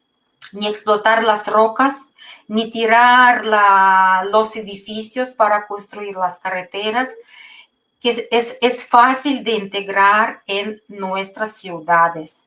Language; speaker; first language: Spanish; non-native, fluent; Russian